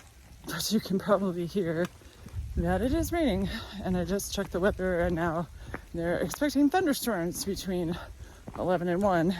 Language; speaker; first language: English; native; English